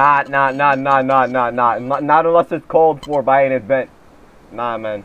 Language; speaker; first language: English; native; English